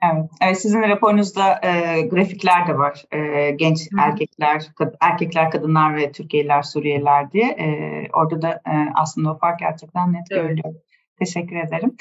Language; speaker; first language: Turkish; native; Turkish